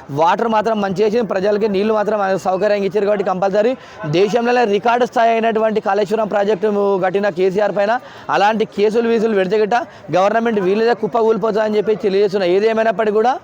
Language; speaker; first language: Telugu; native; Telugu